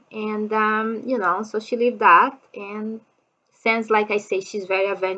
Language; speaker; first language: English; non-native, fluent; Portuguese